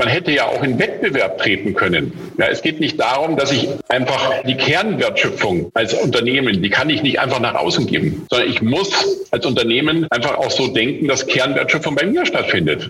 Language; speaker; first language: German; native; German